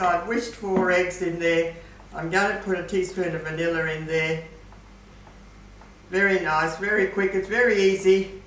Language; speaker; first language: English; native; English